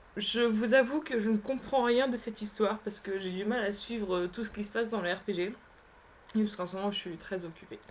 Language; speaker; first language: French; early bilingual, other home language; Polish